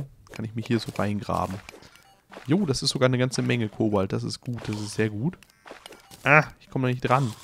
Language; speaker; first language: German; native; German